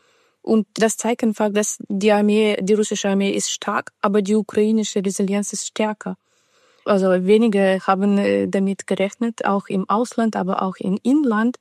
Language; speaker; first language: German; non-native, fluent; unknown